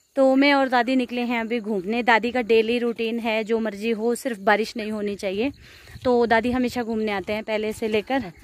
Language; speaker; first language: Hindi; non-native, local second language; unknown